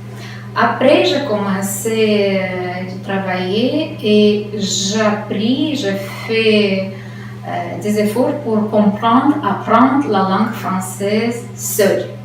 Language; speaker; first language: French; non-native, fluent; Romanian